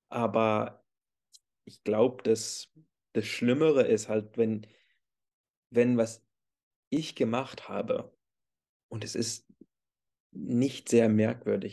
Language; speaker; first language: German; early bilingual, heritage; English